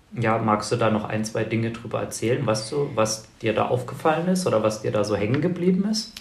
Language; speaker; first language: German; native; German